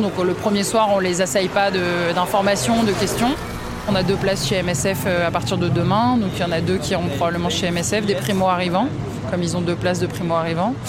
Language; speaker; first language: French; native; French